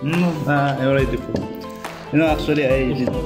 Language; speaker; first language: English; non-native, learner; Filipino